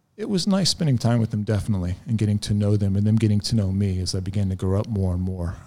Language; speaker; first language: English; native; English